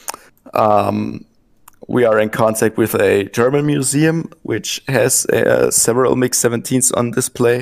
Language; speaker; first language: English; non-native, fluent; German